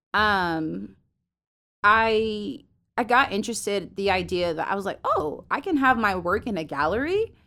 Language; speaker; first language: English; native; English